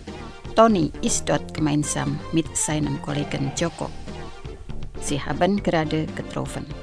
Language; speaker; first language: German; non-native, fluent; Indonesian